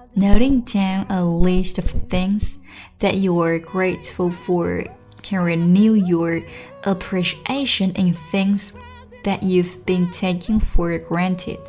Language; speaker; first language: English; non-native, fluent; Chinese